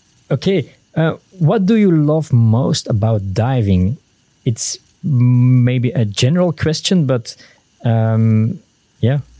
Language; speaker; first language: English; non-native, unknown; Dutch